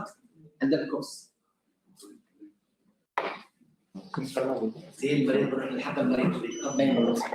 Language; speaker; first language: Arabic; native; Arabic